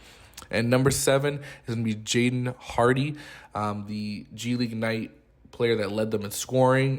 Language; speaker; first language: English; native; English